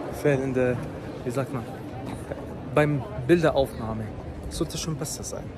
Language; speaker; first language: German; non-native, learner; Arabic